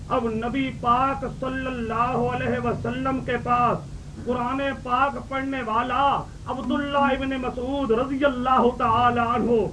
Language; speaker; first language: Urdu; native; Urdu